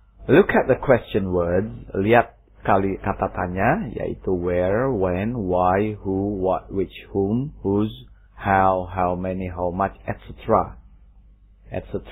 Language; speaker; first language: English; non-native, fluent; Indonesian